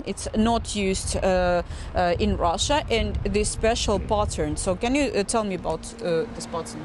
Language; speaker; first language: English; non-native, fluent; Russian